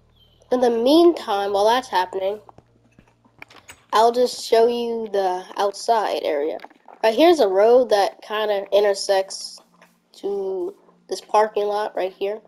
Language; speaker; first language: English; native; English